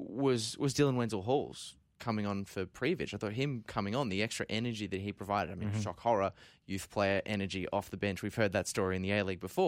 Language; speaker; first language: English; native; English